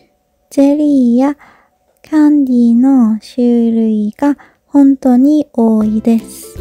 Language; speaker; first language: Japanese; non-native, learner; Korean